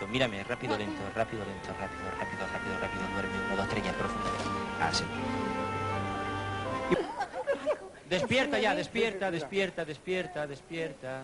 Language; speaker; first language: Spanish; native; Spanish